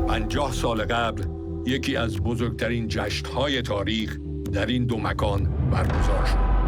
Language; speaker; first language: Persian; native; Persian